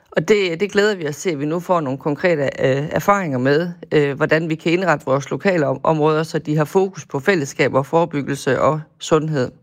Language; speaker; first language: Danish; native; Danish